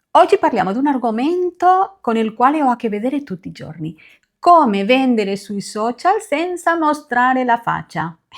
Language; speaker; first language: Italian; non-native, fluent; Spanish